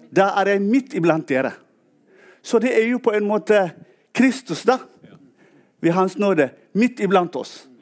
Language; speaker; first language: Norwegian; non-native, fluent; Tigrinya